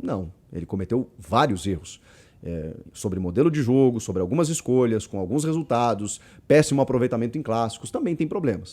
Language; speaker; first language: Portuguese; native; Portuguese